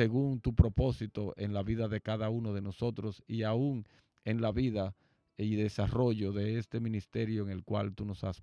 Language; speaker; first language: Spanish; native; Spanish